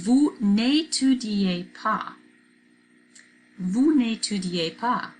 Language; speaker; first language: French; non-native, fluent; English